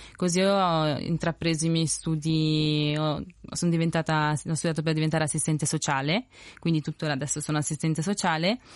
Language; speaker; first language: Italian; early bilingual, other home language; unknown